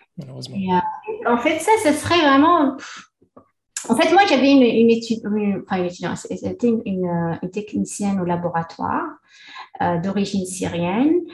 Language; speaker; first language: French; non-native, local second language; Arabic